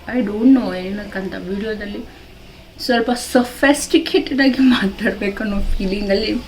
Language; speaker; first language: Kannada; native; Kannada